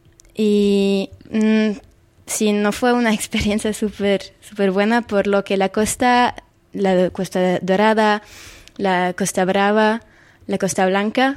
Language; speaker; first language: Spanish; non-native, fluent; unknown